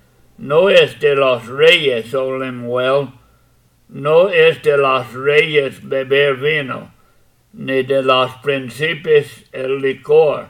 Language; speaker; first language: Spanish; non-native, fluent; English